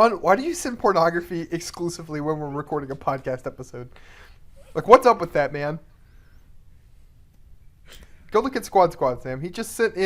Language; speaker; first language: English; native; English